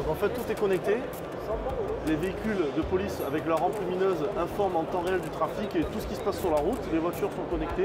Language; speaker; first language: French; native; French